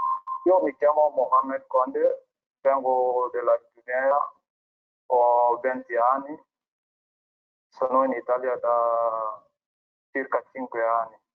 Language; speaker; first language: Italian; non-native, learner; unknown